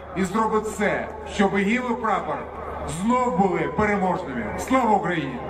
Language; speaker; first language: Ukrainian; non-native, local second language; Russian